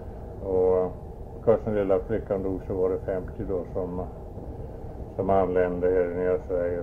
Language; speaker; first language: Swedish; early bilingual, heritage; Swedish